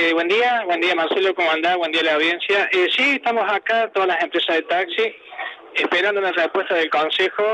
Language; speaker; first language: Spanish; native; Spanish